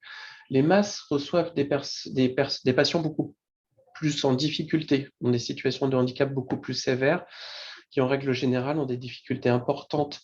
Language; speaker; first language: French; native; French